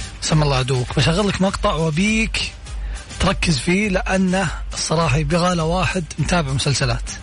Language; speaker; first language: Arabic; native; Arabic